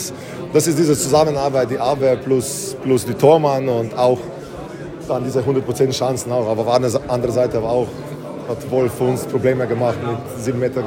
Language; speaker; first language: German; non-native, fluent; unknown